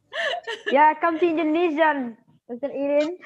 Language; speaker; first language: English; non-native, learner; Indonesian